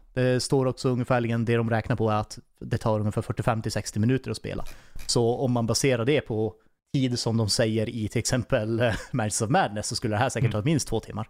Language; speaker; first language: Swedish; native; Swedish